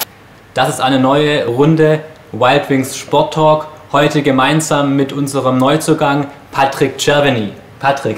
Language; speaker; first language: German; native; German